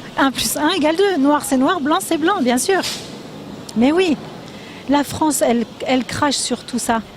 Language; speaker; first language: French; native; French